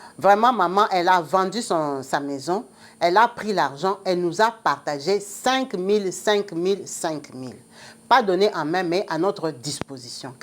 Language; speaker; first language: French; non-native, local second language; Lingala